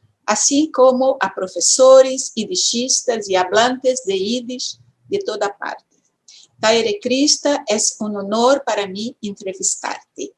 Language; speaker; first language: Spanish; non-native, fluent; Portuguese